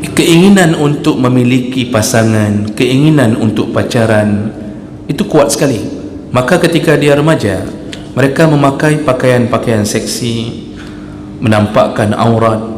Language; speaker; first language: Malay; non-native, local second language; Achinese